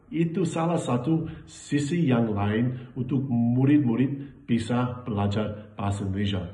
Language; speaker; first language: Indonesian; non-native, fluent; English